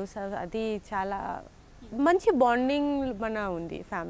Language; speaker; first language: Telugu; non-native, learner; Bangla